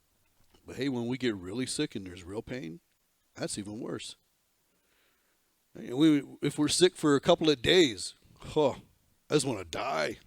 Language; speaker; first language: English; native; English